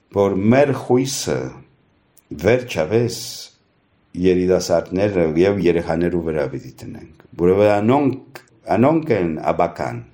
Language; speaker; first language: Armenian; early bilingual, heritage; Armenian